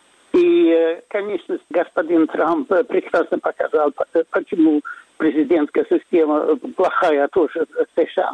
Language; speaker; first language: Russian; non-native, fluent; Swedish